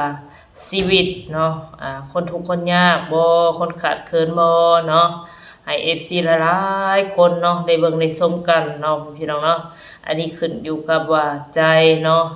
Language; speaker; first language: Thai; non-native, local second language; Lao